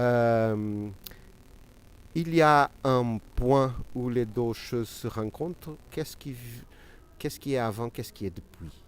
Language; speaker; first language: French; non-native, learner; Portuguese